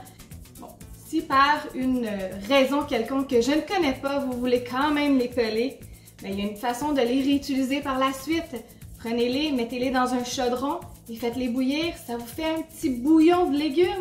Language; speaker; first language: French; native; French